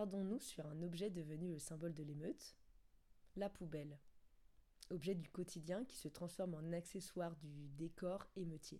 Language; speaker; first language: French; native; French